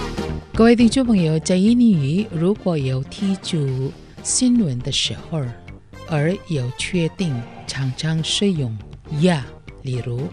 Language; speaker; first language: Chinese; non-native, learner; Indonesian